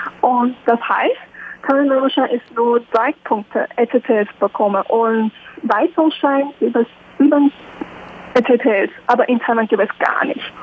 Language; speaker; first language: German; non-native, learner; Chinese